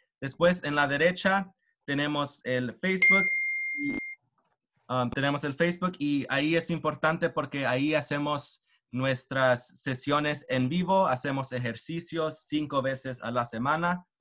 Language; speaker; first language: Spanish; early bilingual, heritage; Spanish